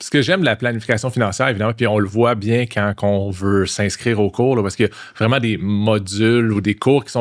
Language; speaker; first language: French; native; French